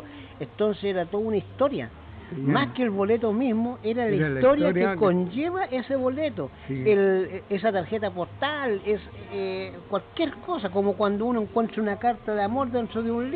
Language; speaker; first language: Spanish; native; Spanish